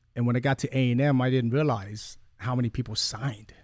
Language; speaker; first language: English; early bilingual, other home language; Vietnamese